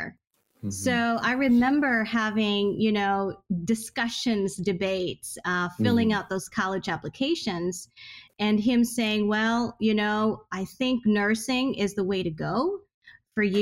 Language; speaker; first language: English; non-native, local second language; Hiligaynon